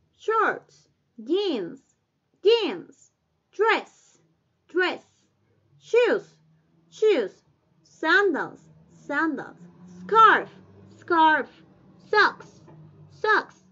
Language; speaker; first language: English; non-native, fluent; Spanish